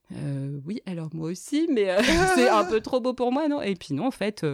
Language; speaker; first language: French; native; French